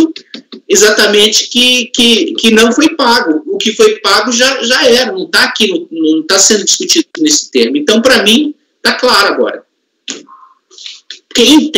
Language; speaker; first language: Portuguese; native; Portuguese